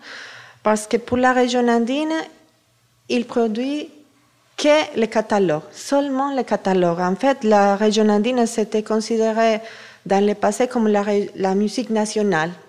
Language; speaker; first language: French; non-native, fluent; Spanish